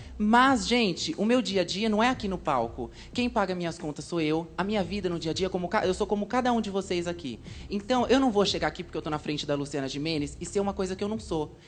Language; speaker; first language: Portuguese; native; Portuguese